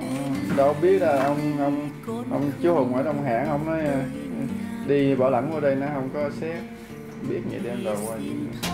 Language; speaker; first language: Vietnamese; native; Vietnamese